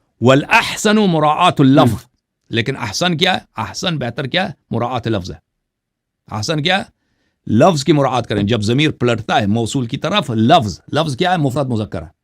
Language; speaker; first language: Urdu; non-native, fluent; Persian